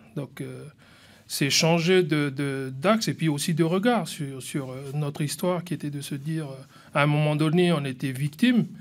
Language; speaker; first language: French; native; French